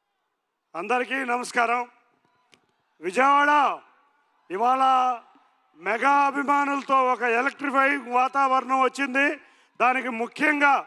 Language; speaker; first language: Telugu; native; Telugu